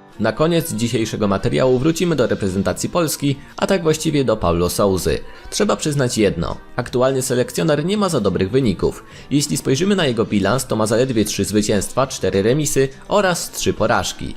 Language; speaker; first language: Polish; native; Polish